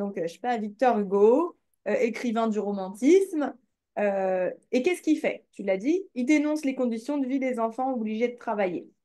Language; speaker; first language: French; native; French